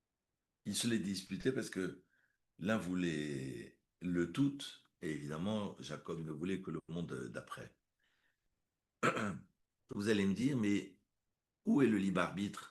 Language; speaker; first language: French; native; French